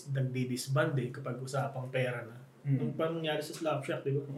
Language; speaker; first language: Filipino; native; Filipino